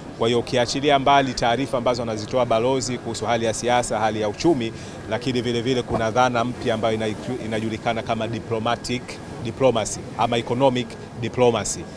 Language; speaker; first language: Swahili; native; Swahili